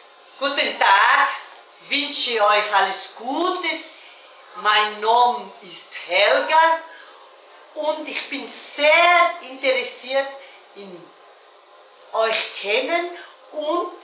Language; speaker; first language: German; early bilingual, heritage; Portuguese